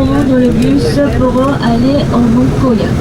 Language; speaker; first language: French; non-native, fluent; Japanese